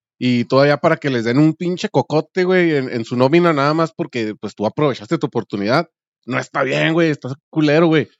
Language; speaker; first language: Spanish; native; Spanish